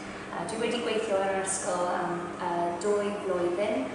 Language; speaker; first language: Welsh; non-native, learner; English